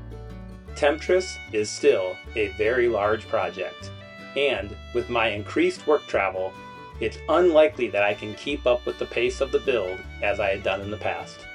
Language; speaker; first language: English; native; English